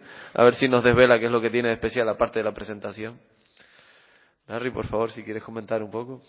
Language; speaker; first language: Spanish; native; Spanish